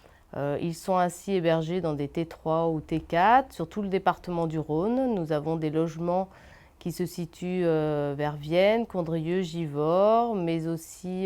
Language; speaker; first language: French; native; French